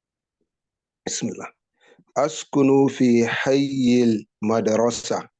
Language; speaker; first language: Arabic; non-native, learner; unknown